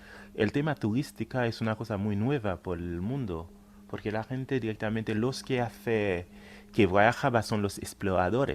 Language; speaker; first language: Spanish; non-native, fluent; Haitian Creole